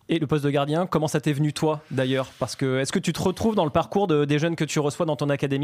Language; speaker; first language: French; native; French